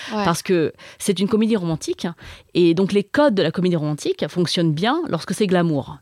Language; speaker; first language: French; native; French